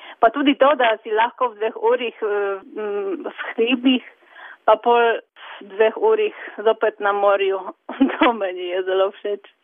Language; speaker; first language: Slovenian; non-native, fluent; Polish